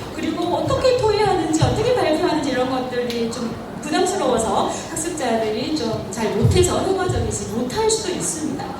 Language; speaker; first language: Korean; native; Korean